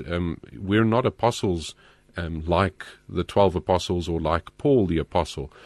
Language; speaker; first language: English; native; English